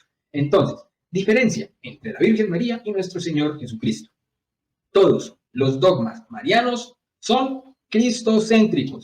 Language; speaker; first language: Spanish; native; Spanish